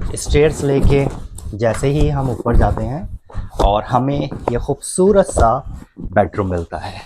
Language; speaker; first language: Urdu; native; Urdu